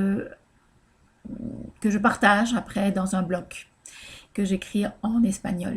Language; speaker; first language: French; native; French